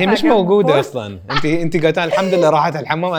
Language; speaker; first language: Arabic; native; Arabic